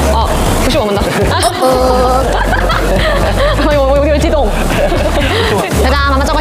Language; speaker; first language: Chinese; non-native, learner; Korean